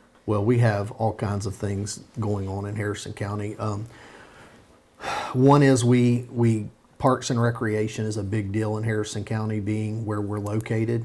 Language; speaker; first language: English; native; English